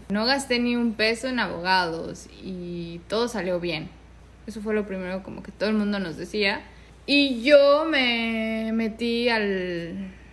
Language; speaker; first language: Spanish; native; Spanish